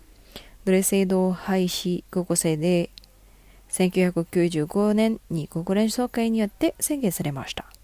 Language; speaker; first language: Japanese; non-native, fluent; Indonesian